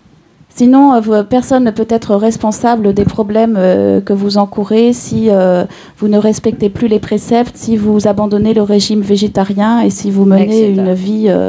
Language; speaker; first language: French; native; French